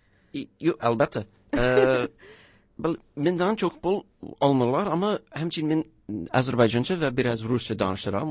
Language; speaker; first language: Turkish; non-native, learner; English